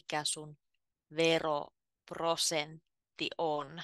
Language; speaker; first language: Finnish; native; Finnish